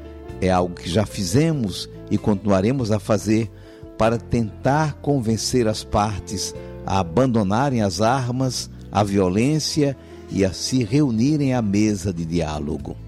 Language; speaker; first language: Portuguese; native; Portuguese